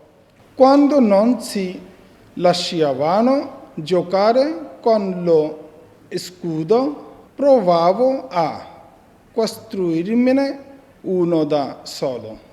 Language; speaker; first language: Italian; non-native, fluent; Bangla